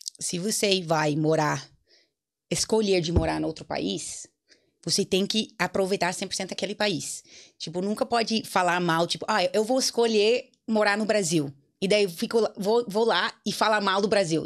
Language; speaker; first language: Portuguese; non-native, fluent; English